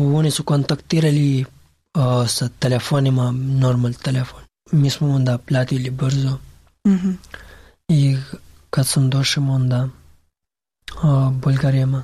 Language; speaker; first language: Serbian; non-native, learner; Pashto